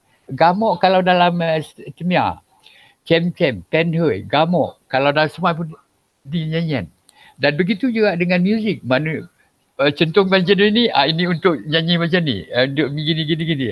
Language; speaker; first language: Malay; non-native, local second language; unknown